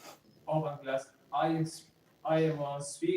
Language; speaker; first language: English; non-native, learner; Pashto